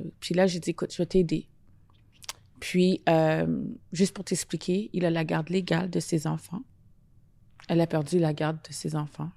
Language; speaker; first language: French; native; French